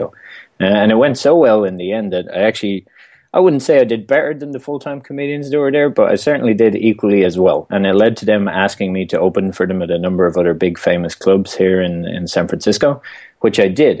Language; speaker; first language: English; native; English